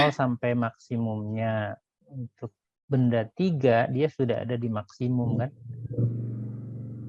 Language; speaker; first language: Indonesian; native; Indonesian